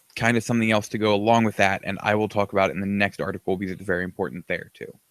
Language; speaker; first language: English; native; English